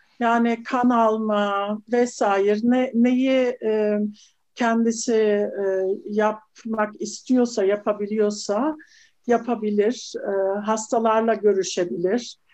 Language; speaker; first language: Turkish; early bilingual, heritage; Turkish